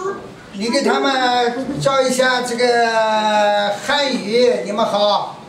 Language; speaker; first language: Chinese; non-native, local second language; Kazakh